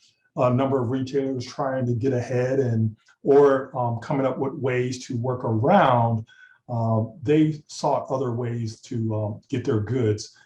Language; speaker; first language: English; native; English